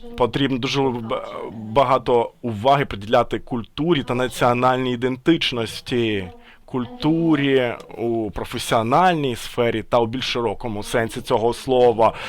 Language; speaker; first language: Ukrainian; non-native, fluent; Latvian